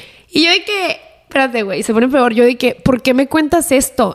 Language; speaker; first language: Spanish; native; Spanish